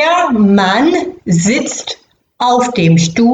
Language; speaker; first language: German; non-native, fluent; English